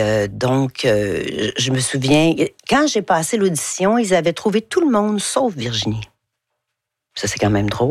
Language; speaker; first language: French; native; French